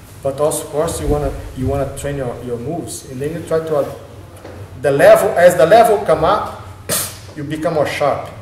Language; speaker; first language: English; non-native, learner; Portuguese